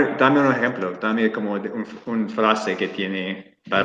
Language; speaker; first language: Spanish; non-native, learner; English